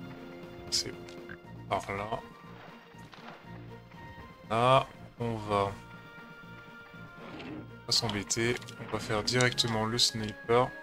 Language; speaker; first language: French; native; French